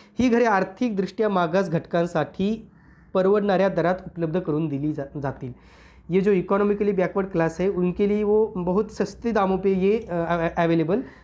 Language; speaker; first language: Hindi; non-native, local second language; Marathi